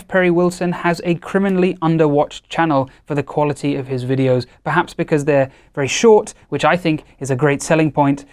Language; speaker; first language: English; native; English